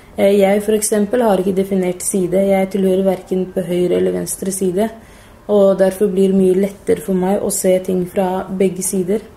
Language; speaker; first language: Norwegian; early bilingual, other home language; Somali